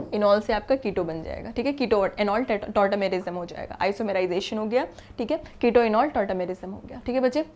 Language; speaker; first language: Hindi; native; Hindi